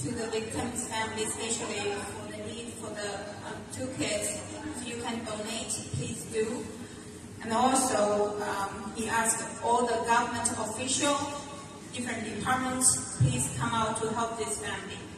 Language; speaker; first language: English; non-native, fluent; Chinese